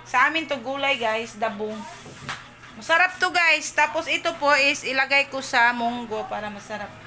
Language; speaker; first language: Filipino; non-native, local second language; Cebuano